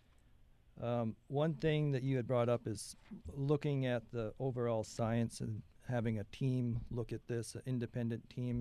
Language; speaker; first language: English; native; English